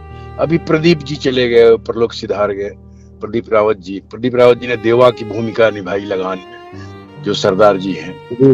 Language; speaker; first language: Hindi; native; Hindi